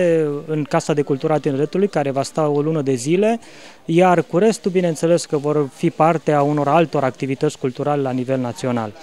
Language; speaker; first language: Romanian; native; Romanian